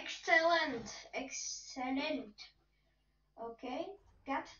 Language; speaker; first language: English; non-native, local second language; Slovak